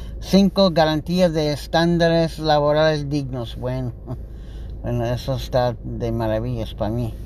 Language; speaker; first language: Spanish; non-native, learner; English